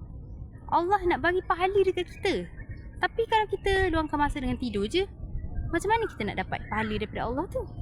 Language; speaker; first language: Malay; native; Malay